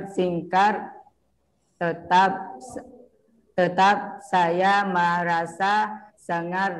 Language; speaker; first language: Indonesian; non-native, learner; Thai